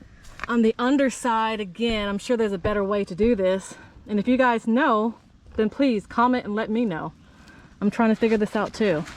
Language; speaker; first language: English; native; English